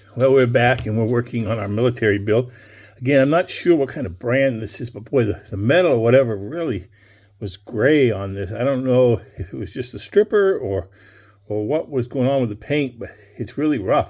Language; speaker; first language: English; native; English